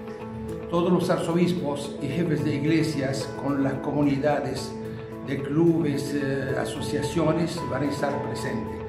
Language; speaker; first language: Spanish; non-native, fluent; Arabic